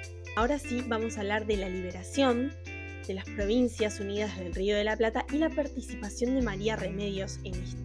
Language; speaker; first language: Spanish; native; Spanish